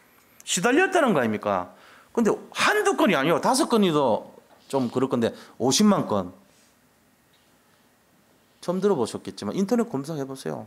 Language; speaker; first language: Korean; native; Korean